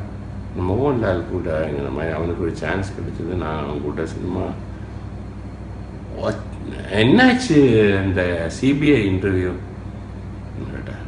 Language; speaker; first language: Tamil; non-native, local second language; Malayalam